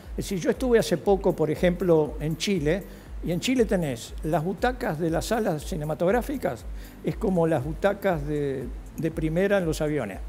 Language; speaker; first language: Spanish; native; Spanish